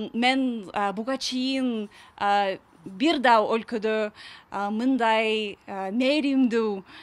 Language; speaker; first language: Kyrgyz; non-native, fluent; English